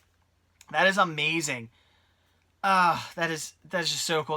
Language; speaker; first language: English; native; English